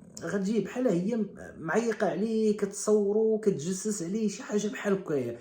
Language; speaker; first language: Arabic; native; Arabic